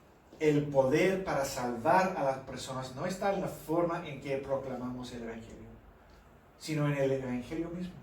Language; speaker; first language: Spanish; non-native, fluent; English